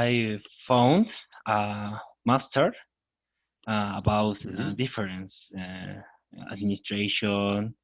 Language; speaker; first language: English; non-native, learner; Spanish